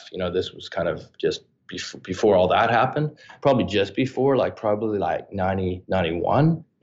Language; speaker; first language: English; native; English